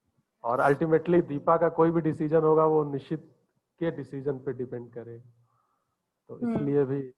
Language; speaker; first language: Hindi; native; Hindi